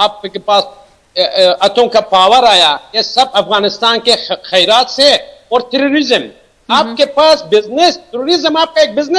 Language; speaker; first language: Hindi; non-native, fluent; Persian